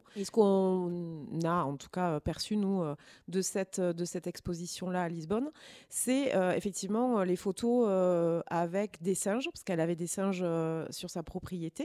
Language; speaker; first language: French; native; French